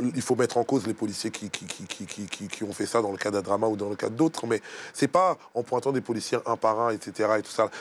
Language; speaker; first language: French; native; French